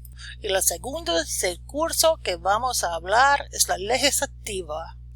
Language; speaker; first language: Spanish; non-native, learner; English